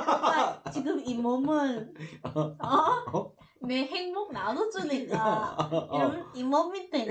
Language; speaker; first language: Korean; non-native, learner; Vietnamese